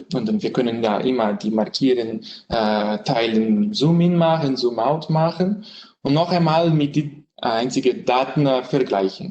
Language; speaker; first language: German; non-native, learner; French